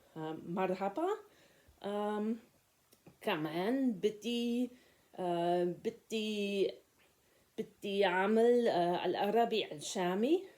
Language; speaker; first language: Arabic; non-native, learner; German